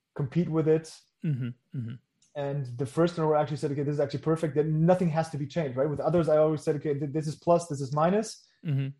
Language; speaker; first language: English; non-native, fluent; German